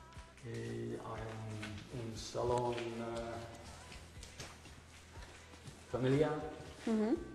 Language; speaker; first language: Spanish; non-native, fluent; English